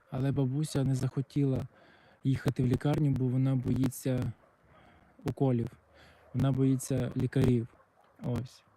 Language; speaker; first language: Ukrainian; non-native, local second language; Russian